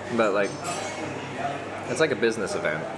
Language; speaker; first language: English; native; English